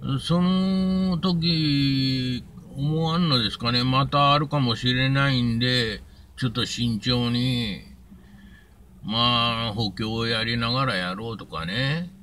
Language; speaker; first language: Japanese; native; Japanese